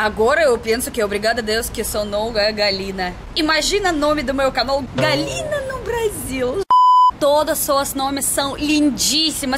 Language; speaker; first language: Portuguese; non-native, fluent; Russian